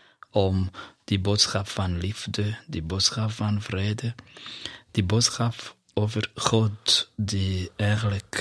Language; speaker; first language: Dutch; non-native, fluent; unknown